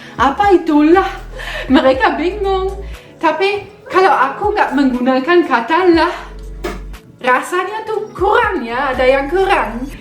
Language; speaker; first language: Indonesian; non-native, fluent; German